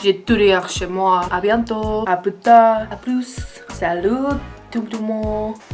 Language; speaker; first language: French; non-native, learner; English